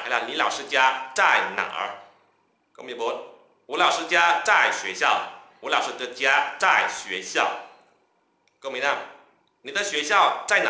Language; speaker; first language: Chinese; non-native, fluent; Vietnamese